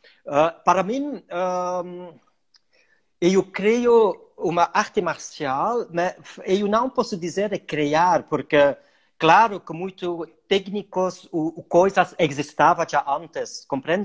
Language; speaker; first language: Portuguese; non-native, learner; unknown